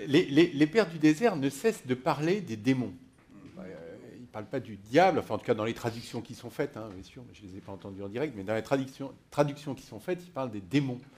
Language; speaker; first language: French; native; French